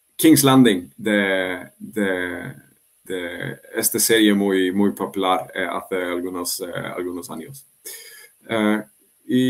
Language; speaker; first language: Spanish; non-native, fluent; Swedish